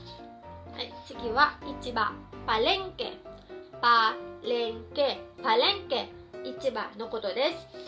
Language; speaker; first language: Japanese; non-native, fluent; Filipino